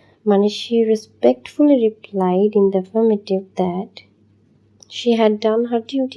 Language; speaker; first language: English; non-native, local second language; Bangla